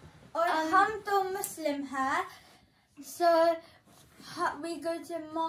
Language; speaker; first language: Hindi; early bilingual, heritage; Hindi